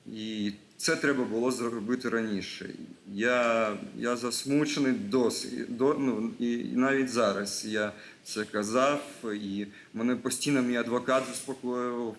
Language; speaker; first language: Ukrainian; non-native, local second language; Russian